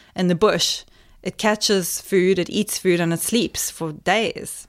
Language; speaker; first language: English; native; English